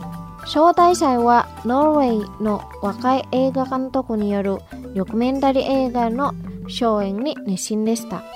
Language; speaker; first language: Japanese; non-native, fluent; Indonesian